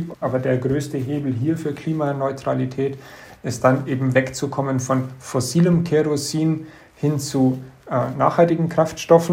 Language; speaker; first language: German; native; German